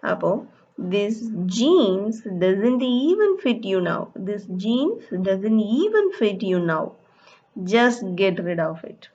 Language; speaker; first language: English; non-native, local second language; Tamil